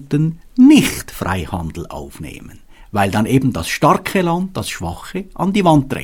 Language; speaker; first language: German; native; German